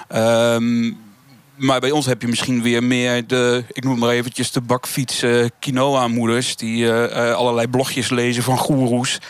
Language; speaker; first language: Dutch; native; Dutch